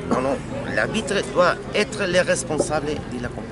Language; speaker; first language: French; non-native, learner; Spanish